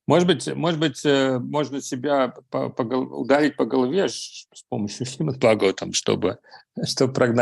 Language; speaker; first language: Russian; native; Russian